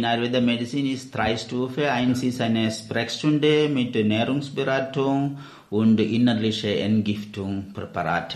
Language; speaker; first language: German; non-native, learner; Malayalam